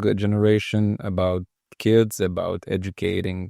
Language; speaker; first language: English; non-native, fluent; Lithuanian